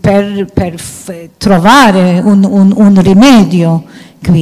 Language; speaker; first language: Italian; non-native, fluent; Maltese